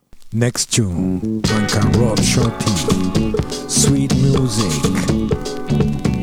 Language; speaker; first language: English; non-native, learner; Japanese